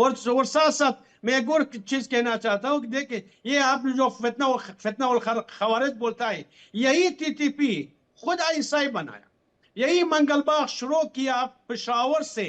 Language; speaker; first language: Hindi; non-native, fluent; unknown